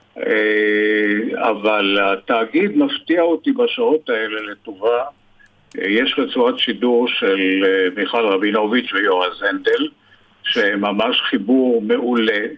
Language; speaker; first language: Hebrew; native; Hebrew